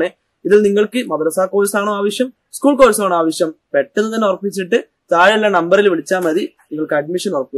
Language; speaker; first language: Malayalam; native; Malayalam